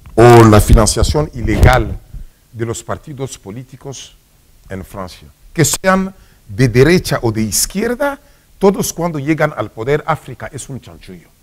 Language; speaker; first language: Spanish; non-native, fluent; Swahili